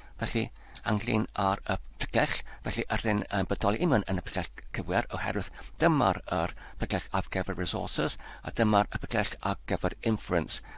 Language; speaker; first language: Welsh; non-native, learner; Polish